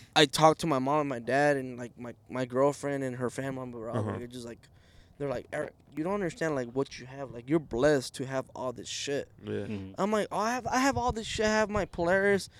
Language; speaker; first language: English; early bilingual, other home language; Spanish